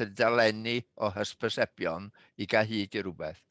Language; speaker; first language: Welsh; native; Welsh